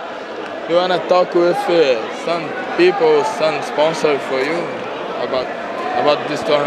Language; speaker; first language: English; non-native, learner; Portuguese